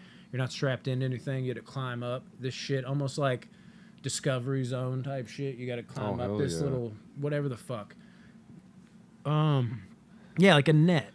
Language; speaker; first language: English; native; English